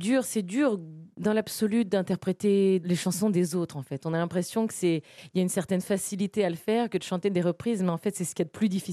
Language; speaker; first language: French; native; French